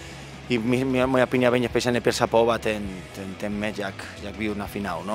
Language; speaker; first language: Polish; non-native, learner; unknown